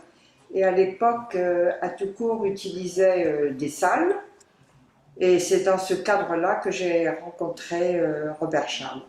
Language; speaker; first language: French; native; French